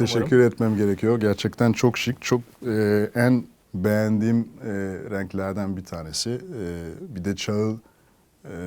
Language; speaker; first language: Turkish; non-native, fluent; French